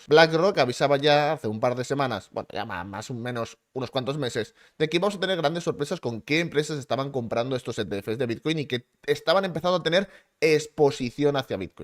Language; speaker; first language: Spanish; native; Spanish